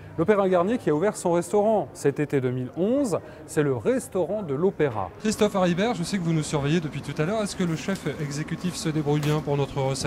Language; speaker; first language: French; native; French